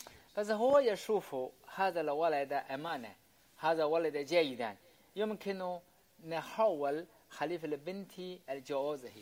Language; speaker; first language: Arabic; non-native, learner; Chinese